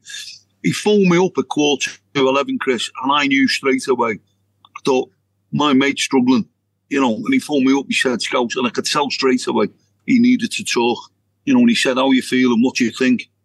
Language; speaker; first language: English; native; English